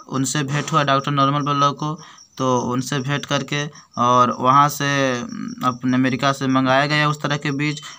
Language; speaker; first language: Hindi; native; Hindi